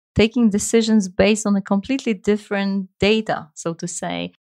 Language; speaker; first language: English; non-native, fluent; Polish